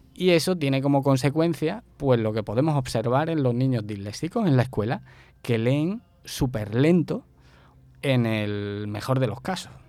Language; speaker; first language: Spanish; native; Spanish